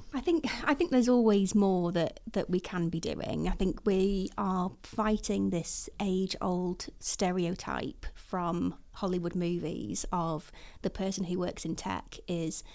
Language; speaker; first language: English; native; English